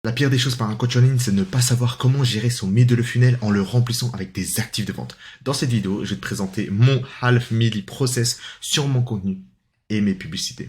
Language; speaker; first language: French; native; French